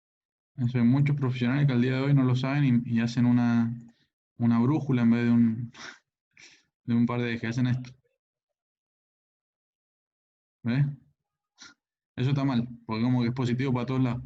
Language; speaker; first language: Spanish; native; Spanish